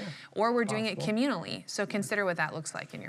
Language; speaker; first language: English; native; English